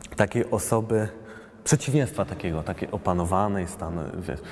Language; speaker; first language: Polish; non-native, fluent; Italian